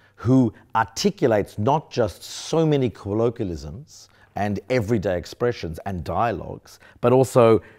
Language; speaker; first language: English; native; English